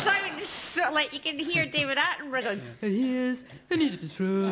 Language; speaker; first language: English; native; English